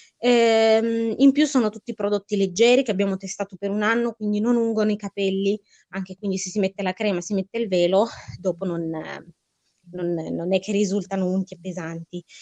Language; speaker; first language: Italian; early bilingual, other home language; Arabic